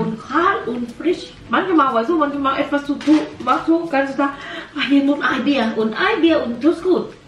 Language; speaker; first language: German; non-native, learner; Filipino